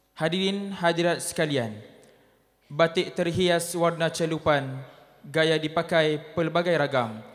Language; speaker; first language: Malay; native; Malay